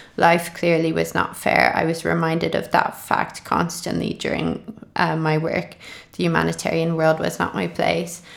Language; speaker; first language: English; native; English